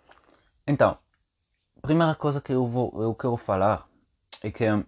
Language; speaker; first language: Portuguese; non-native, fluent; Italian